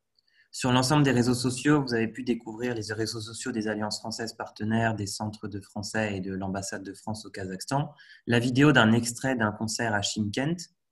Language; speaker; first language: French; native; French